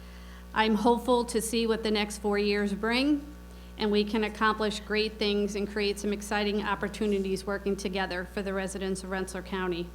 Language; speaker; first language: English; native; English